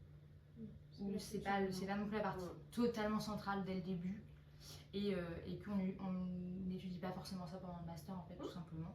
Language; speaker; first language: French; native; French